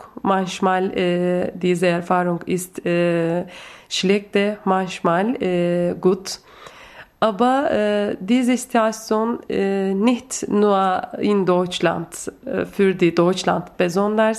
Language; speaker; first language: German; non-native, learner; Turkish